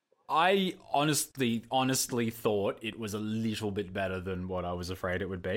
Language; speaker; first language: English; native; English